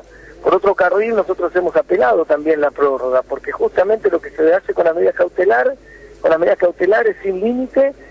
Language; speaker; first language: Spanish; native; Spanish